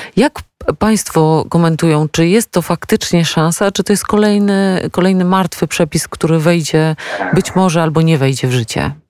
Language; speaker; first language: Polish; native; Polish